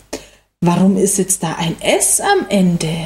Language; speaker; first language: German; native; German